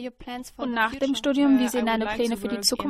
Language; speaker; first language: German; native; German